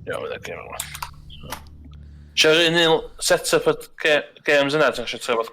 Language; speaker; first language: Welsh; native; Welsh